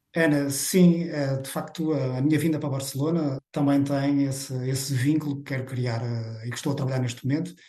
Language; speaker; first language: Portuguese; native; Portuguese